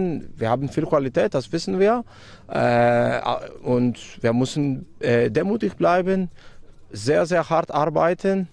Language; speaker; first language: German; non-native, fluent; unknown